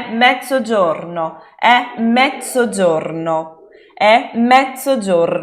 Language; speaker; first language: Italian; non-native, fluent; Portuguese